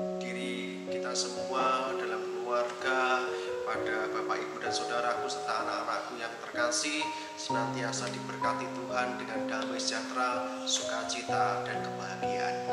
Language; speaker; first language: Indonesian; native; Indonesian